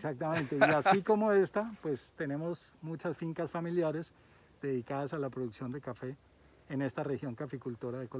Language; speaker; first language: Spanish; native; Spanish